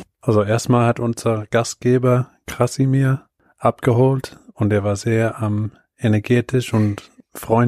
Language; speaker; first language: German; non-native, fluent; Bulgarian